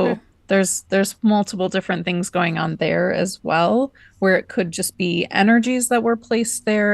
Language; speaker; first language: English; native; English